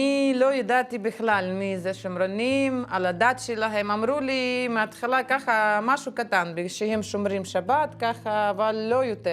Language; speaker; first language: Hebrew; non-native, fluent; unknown